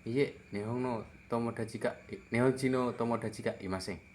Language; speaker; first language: Japanese; non-native, learner; Indonesian